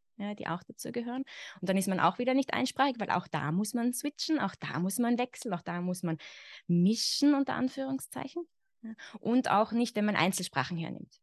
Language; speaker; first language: German; native; German